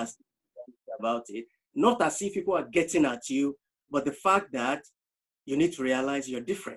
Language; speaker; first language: English; non-native, local second language; Yoruba